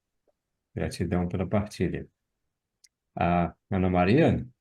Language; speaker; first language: Portuguese; native; Portuguese